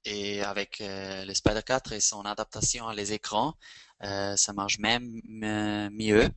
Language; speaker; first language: French; non-native, fluent; Spanish